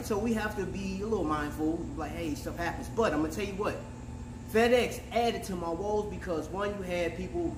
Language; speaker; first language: English; native; English